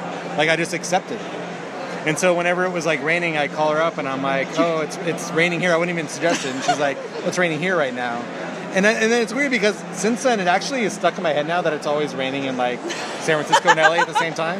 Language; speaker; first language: English; native; English